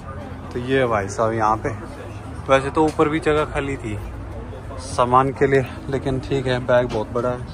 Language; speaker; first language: Hindi; native; Hindi